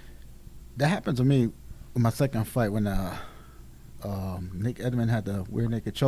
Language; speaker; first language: English; native; English